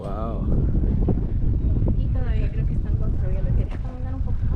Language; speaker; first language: Spanish; native; Spanish